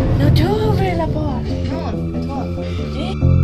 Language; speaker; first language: French; non-native, learner; English